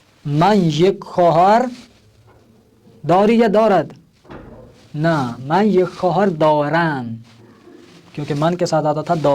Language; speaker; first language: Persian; non-native, fluent; Urdu